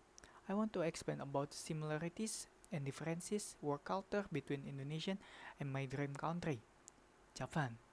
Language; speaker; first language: English; non-native, learner; Indonesian